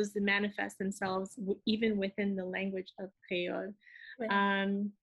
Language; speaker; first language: English; early bilingual, other home language; Haitian Creole